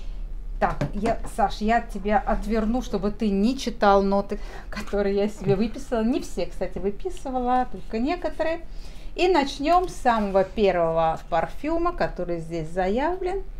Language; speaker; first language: Russian; native; Russian